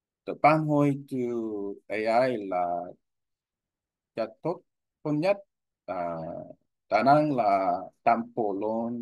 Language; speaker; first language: Vietnamese; non-native, learner; Korean